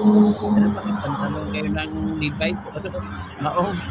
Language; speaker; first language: Filipino; native; Filipino